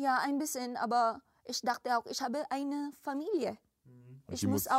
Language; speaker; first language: German; non-native, learner; Filipino